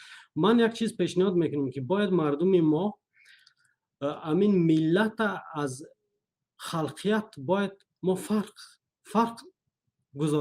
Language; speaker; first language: Persian; non-native, local second language; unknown